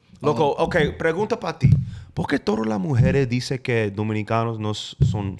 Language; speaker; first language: Spanish; non-native, fluent; English